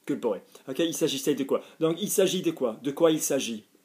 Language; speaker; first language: French; non-native, fluent; English